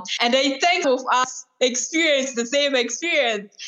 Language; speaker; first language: English; non-native, local second language; Shona